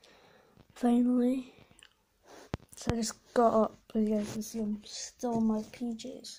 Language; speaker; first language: English; native; English